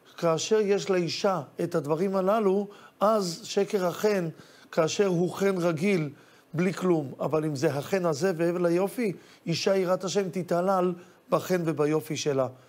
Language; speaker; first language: Hebrew; native; Hebrew